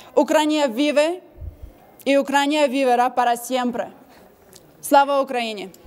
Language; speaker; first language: Spanish; non-native, fluent; Ukrainian